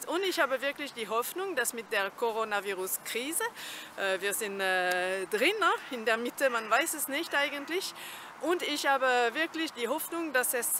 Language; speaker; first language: German; non-native, fluent; French